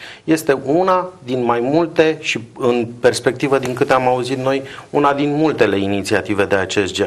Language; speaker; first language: Romanian; native; Romanian